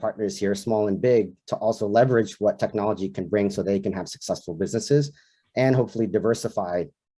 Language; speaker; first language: English; native; English